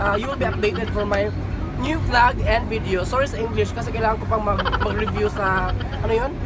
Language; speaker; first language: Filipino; non-native, local second language; Cebuano